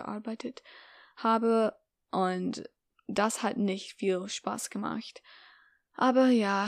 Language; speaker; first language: German; non-native, learner; English